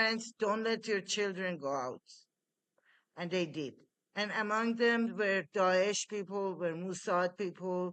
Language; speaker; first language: English; non-native, fluent; Persian